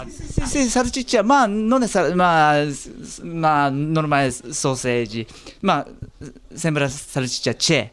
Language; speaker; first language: Italian; non-native, learner; Japanese